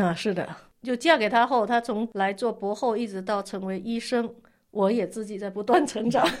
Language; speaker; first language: Chinese; non-native, local second language; Min Nan Chinese